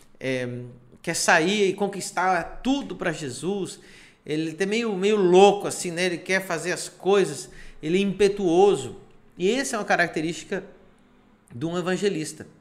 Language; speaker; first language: Portuguese; non-native, fluent; Spanish